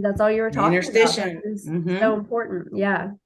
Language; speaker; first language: English; native; English